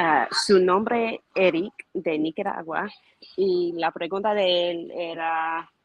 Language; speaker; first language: Spanish; non-native, learner; English